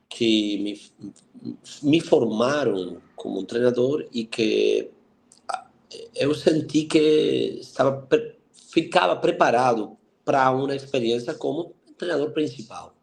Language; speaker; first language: Portuguese; non-native, fluent; Spanish